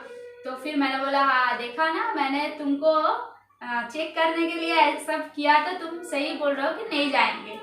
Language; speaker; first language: Hindi; non-native, local second language; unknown